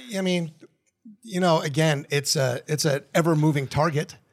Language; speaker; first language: English; native; English